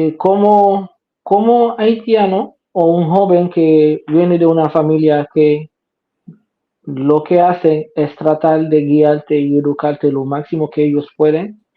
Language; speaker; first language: Spanish; non-native, fluent; Haitian Creole